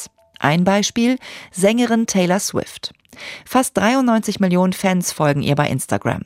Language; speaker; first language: German; native; German